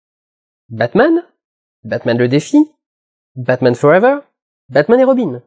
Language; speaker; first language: French; native; French